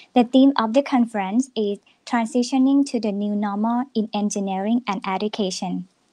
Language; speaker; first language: English; non-native, fluent; Thai